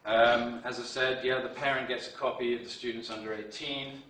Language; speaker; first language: English; native; English